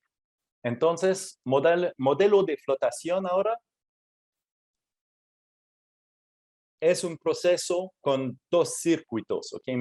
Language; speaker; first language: Spanish; non-native, fluent; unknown